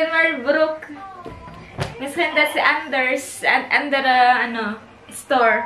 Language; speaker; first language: Dutch; non-native, learner; Filipino